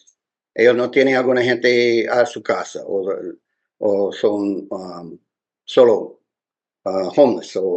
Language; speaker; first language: Spanish; non-native, learner; English